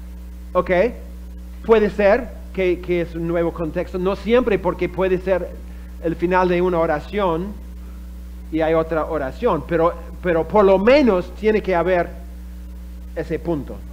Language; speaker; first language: Spanish; non-native, fluent; English